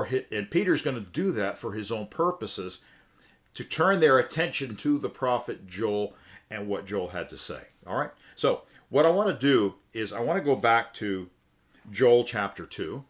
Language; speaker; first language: English; native; English